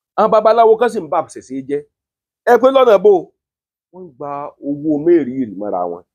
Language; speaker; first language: Yoruba; native; Yoruba